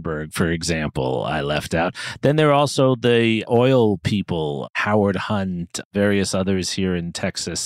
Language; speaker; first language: English; native; English